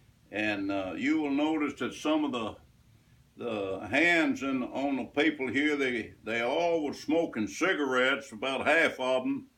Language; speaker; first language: English; native; English